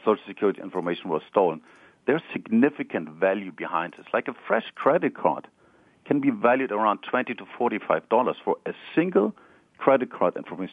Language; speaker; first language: English; non-native, fluent; German